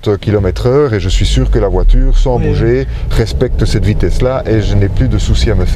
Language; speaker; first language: French; native; French